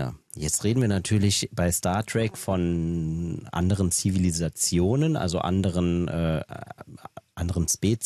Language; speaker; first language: German; native; German